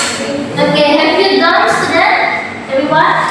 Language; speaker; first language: English; non-native, learner; Indonesian